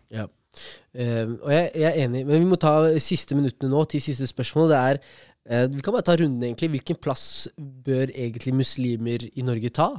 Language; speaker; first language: Norwegian; early bilingual, other home language; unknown